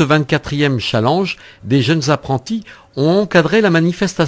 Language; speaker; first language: French; native; French